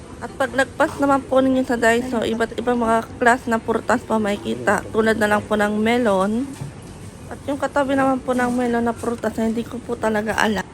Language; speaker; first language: Filipino; native; Filipino